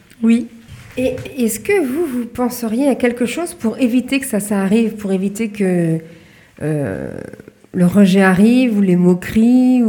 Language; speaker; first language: French; native; French